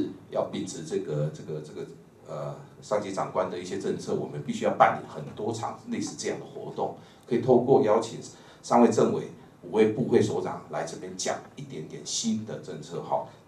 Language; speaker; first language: Chinese; native; Chinese